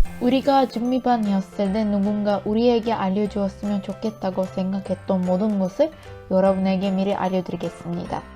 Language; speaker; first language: Korean; non-native, learner; Turkish